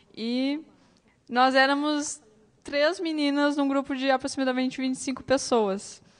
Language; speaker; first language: Portuguese; native; Portuguese